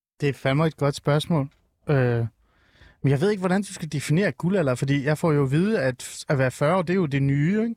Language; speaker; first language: Danish; early bilingual, other home language; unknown